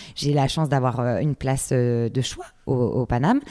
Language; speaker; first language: French; native; French